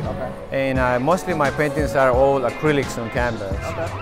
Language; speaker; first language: English; non-native, fluent; Spanish